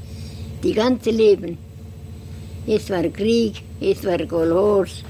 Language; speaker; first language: German; non-native, learner; Estonian